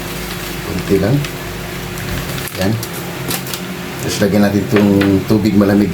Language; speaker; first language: Filipino; native; Filipino